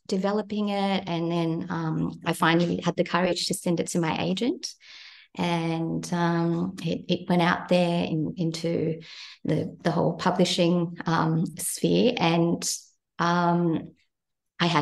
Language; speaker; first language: English; native; English